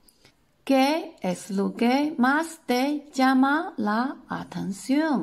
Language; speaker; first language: Spanish; non-native, fluent; Chinese